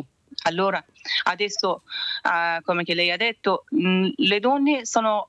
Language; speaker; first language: Italian; non-native, learner; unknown